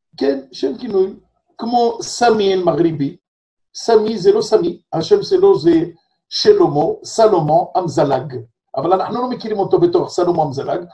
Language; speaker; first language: Hebrew; early bilingual, other home language; French